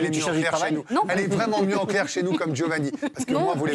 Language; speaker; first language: French; native; French